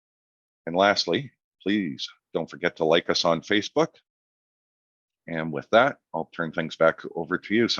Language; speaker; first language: English; native; English